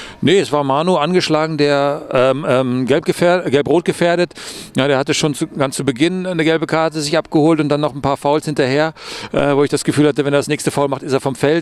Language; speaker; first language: German; native; German